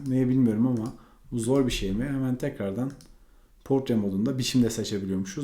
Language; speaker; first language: Turkish; native; Turkish